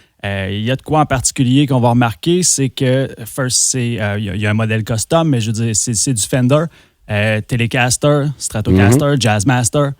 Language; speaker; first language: French; native; French